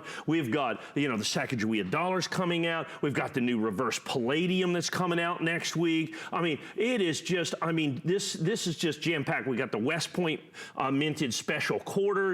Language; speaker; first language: English; native; English